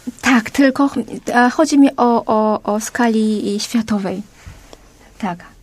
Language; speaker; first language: Polish; non-native, fluent; Korean